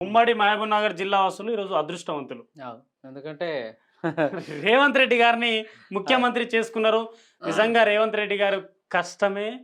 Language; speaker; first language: Telugu; non-native, local second language; Lambadi